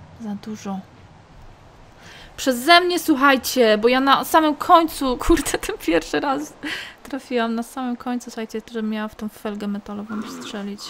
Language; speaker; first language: Polish; native; Polish